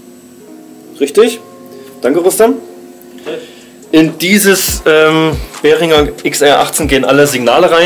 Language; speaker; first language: German; native; German